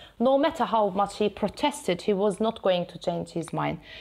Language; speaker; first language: English; non-native, fluent; Azerbaijani